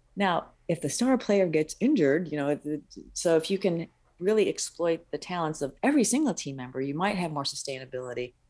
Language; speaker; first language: English; early bilingual, other home language; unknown